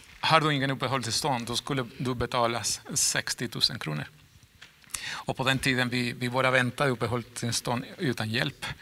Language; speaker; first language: Swedish; non-native, fluent; Spanish